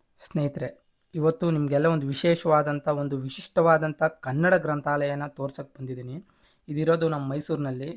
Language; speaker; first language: Kannada; native; Kannada